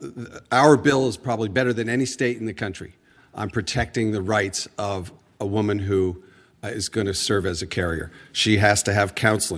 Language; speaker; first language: English; native; English